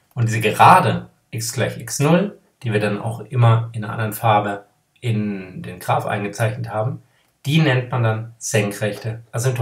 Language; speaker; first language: German; native; German